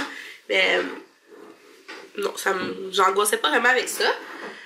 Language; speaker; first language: French; native; French